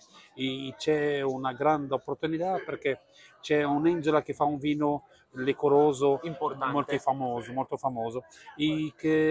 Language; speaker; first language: Italian; non-native, learner; Portuguese